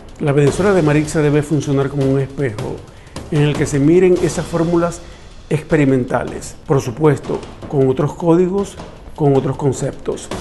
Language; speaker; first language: Spanish; native; Spanish